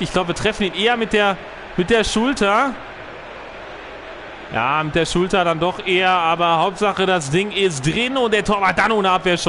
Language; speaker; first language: German; native; German